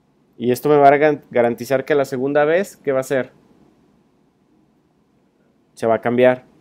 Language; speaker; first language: Spanish; native; Spanish